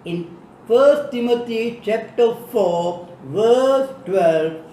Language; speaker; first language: English; non-native, local second language; Tamil